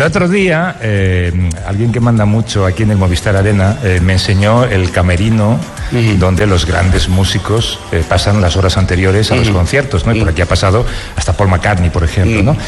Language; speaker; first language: Spanish; native; Spanish